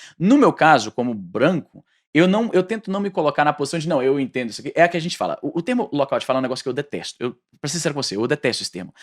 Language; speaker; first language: Portuguese; native; Portuguese